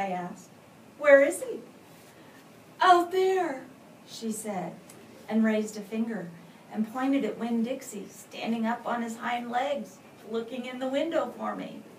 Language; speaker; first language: English; native; English